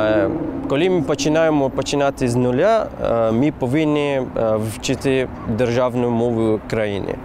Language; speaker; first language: Ukrainian; non-native, learner; Persian